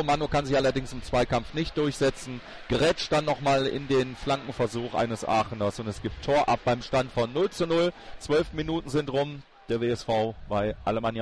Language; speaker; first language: German; native; German